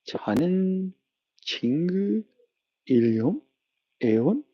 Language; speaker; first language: Korean; non-native, learner; English